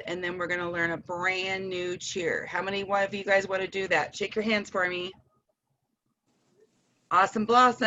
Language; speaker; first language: English; native; English